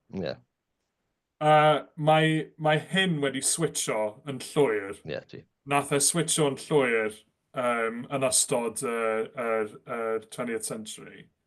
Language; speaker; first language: Welsh; non-native, local second language; English